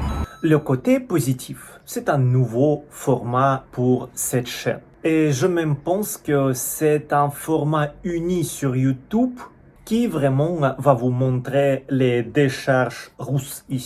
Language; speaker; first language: French; non-native, fluent; Russian